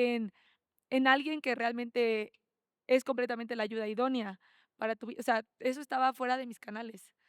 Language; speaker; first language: Spanish; native; Spanish